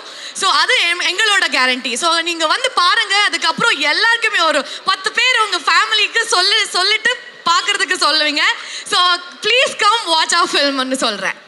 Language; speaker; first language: Tamil; non-native, local second language; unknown